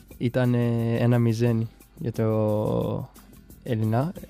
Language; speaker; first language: Greek; non-native, learner; Central Kurdish